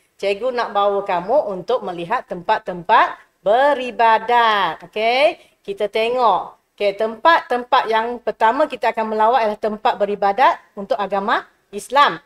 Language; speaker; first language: Malay; non-native, local second language; Chinese